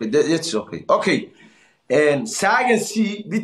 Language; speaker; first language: German; non-native, learner; Somali